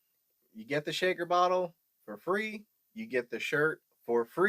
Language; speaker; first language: English; native; English